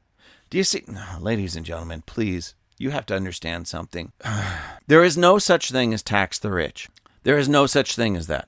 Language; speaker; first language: English; native; English